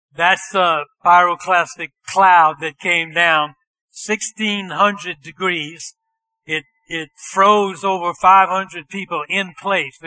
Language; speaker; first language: English; native; English